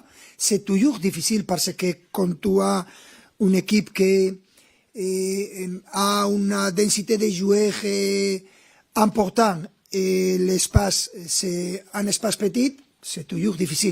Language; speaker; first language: French; non-native, fluent; Spanish